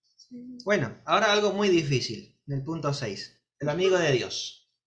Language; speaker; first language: Spanish; native; Spanish